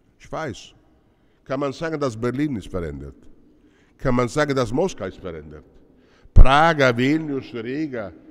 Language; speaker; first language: German; non-native, fluent; Italian